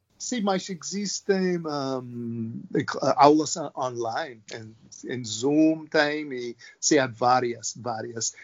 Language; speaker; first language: Portuguese; non-native, learner; English